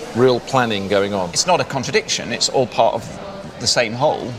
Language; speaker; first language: English; native; English